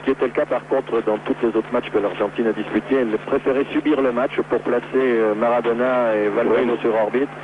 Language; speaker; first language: French; native; French